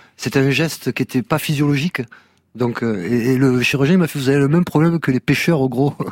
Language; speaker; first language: French; native; French